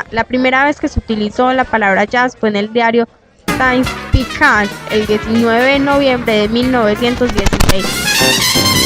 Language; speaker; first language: Spanish; native; Spanish